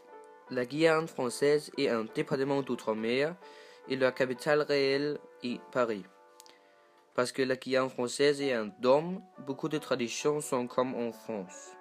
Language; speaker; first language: French; non-native, learner; Danish